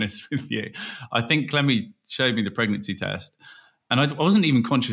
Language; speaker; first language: English; native; English